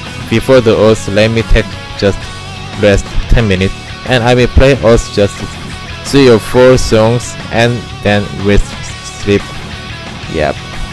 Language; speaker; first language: English; non-native, learner; Korean